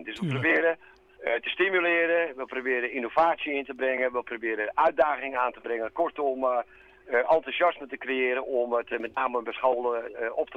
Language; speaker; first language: Dutch; native; Dutch